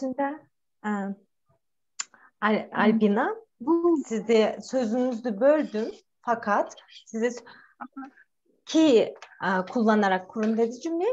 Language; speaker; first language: Turkish; non-native, learner; Kyrgyz